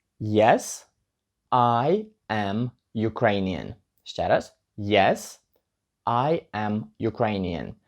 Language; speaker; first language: English; non-native, learner; Ukrainian